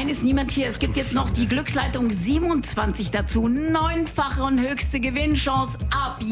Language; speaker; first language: German; native; German